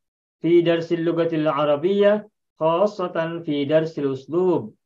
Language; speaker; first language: Arabic; non-native, fluent; Indonesian